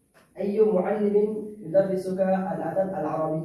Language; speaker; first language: Arabic; non-native, learner; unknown